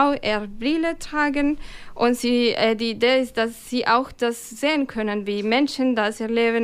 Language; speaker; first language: German; non-native, fluent; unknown